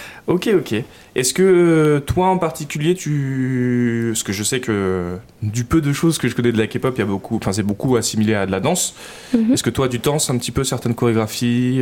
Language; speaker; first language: French; native; French